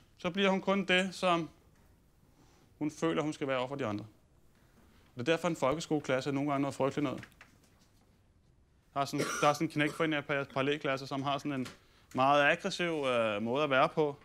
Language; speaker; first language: Danish; native; Danish